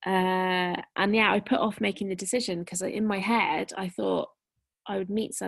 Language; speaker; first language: English; native; English